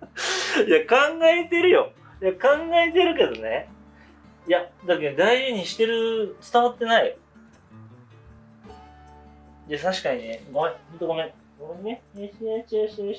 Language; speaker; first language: Japanese; native; Japanese